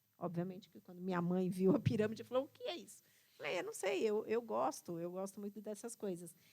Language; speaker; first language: Portuguese; early bilingual, other home language; Italian